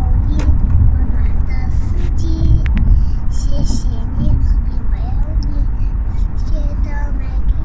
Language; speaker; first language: Chinese; native; Chinese